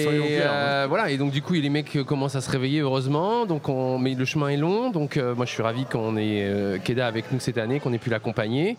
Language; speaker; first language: French; native; French